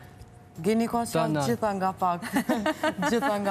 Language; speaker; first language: Albanian; native; Albanian